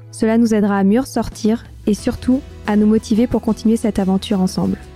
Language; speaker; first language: French; native; French